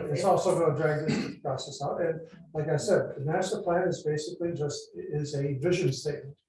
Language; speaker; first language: English; native; English